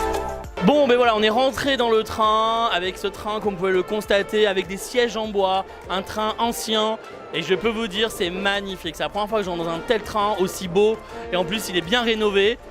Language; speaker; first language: French; native; French